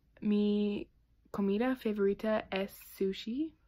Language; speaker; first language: Spanish; non-native, learner; English